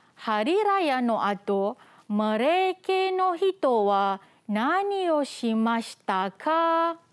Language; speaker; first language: Japanese; non-native, fluent; Malay